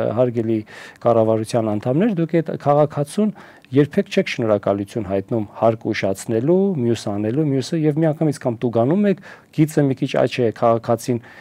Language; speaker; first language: Armenian; early bilingual, heritage; Armenian